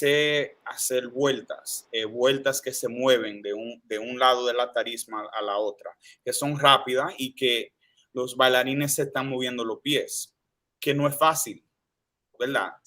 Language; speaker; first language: Spanish; early bilingual, heritage; Spanish